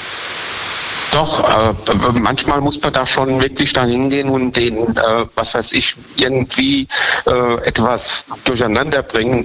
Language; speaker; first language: German; native; German